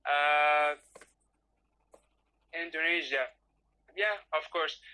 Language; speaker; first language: English; non-native, learner; Persian